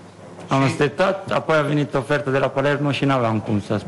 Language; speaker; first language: Romanian; non-native, learner; Italian